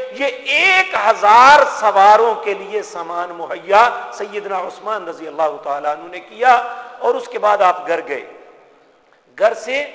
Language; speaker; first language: Urdu; non-native, local second language; Punjabi